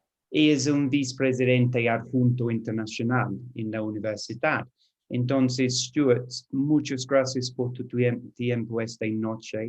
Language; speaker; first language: Spanish; non-native, fluent; English